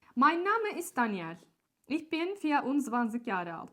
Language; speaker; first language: German; non-native, learner; Turkish